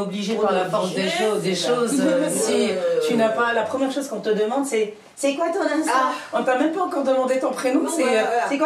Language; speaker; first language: French; native; French